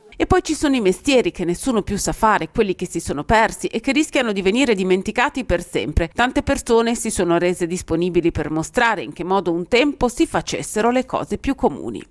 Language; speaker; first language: Italian; native; Italian